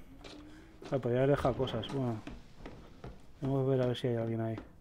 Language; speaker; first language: Spanish; native; Spanish